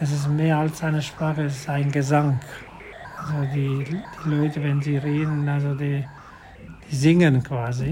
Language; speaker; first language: German; non-native, fluent; Italian